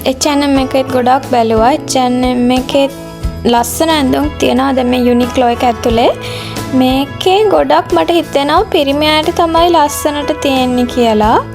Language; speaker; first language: Sinhala; native; Sinhala